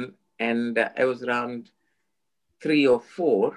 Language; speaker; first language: English; non-native, local second language; Gujarati